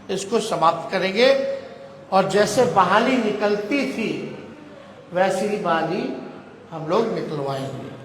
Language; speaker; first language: Hindi; native; Hindi